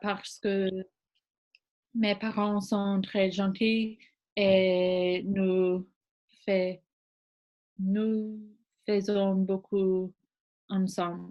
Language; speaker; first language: French; non-native, learner; English